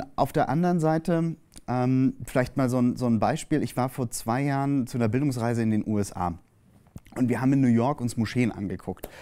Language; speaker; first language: German; native; German